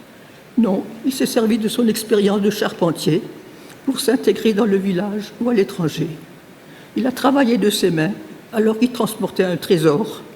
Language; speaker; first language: French; native; French